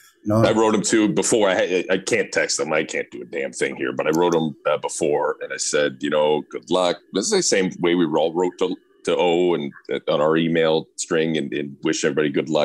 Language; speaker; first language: English; native; English